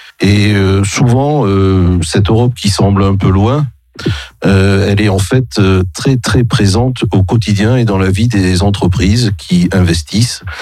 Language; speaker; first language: French; native; French